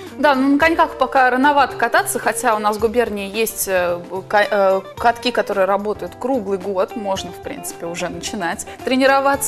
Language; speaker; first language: Russian; native; Russian